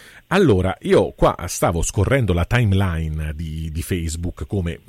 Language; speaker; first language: Italian; native; Italian